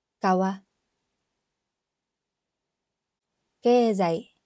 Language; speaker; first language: Japanese; non-native, fluent; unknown